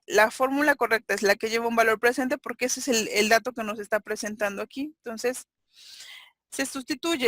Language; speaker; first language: Spanish; native; Spanish